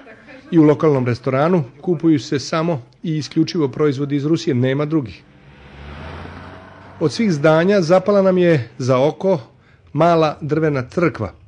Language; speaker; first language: Serbian; native; Serbian